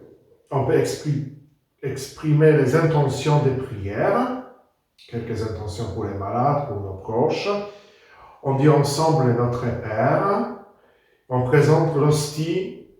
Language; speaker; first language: French; non-native, fluent; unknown